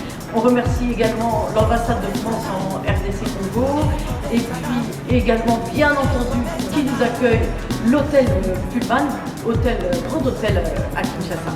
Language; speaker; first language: French; native; French